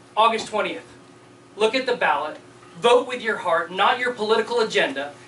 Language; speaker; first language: English; native; English